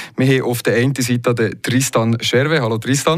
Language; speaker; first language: German; native; German